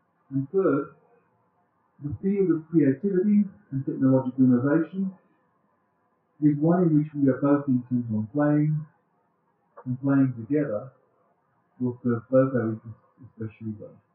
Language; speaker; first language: English; native; English